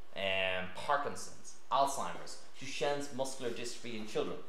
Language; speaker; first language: English; native; English